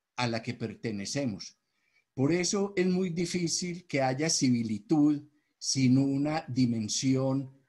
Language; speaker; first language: Spanish; native; Spanish